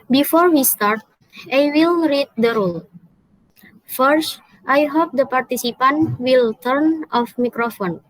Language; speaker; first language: English; non-native, learner; Indonesian